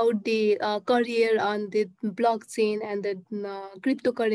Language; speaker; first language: English; non-native, local second language; Nepali